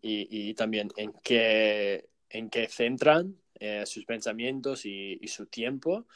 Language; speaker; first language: Spanish; non-native, fluent; English